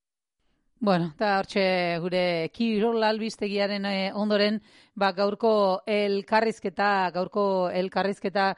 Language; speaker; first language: Basque; native; Basque